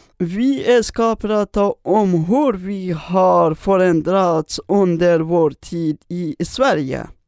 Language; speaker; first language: Swedish; non-native, learner; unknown